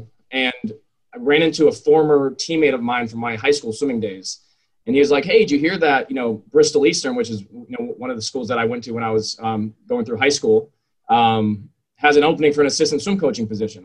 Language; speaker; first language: English; native; English